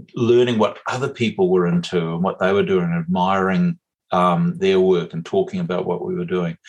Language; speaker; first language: English; native; English